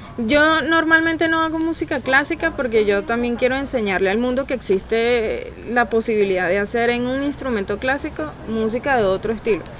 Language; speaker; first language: Spanish; native; Spanish